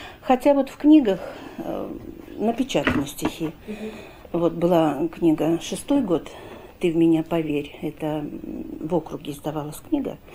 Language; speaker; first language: Russian; native; Russian